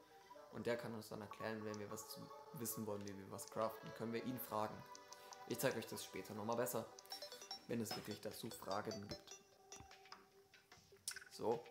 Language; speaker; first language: German; native; German